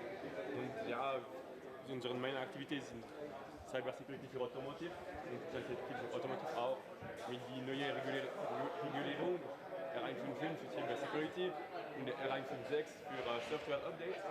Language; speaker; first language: German; non-native, learner; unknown